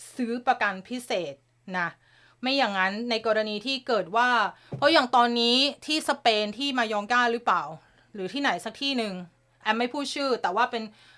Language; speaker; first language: Thai; native; Thai